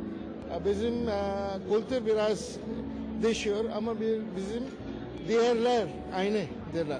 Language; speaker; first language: Turkish; non-native, learner; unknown